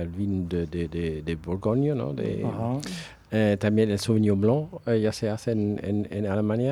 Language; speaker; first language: Spanish; non-native, fluent; German